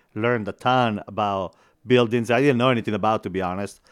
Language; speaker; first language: English; non-native, fluent; Italian